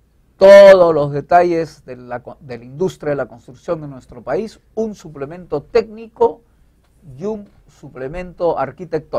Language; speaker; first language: Spanish; native; Spanish